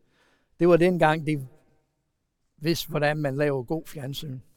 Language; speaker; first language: Danish; non-native, fluent; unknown